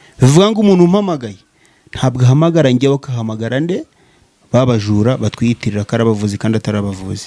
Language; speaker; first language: Kinyarwanda; native; Kinyarwanda